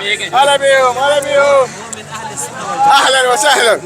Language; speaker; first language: Arabic; native; Arabic